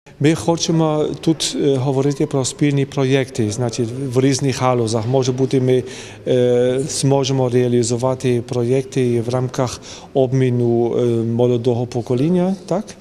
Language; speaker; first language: Ukrainian; non-native, fluent; German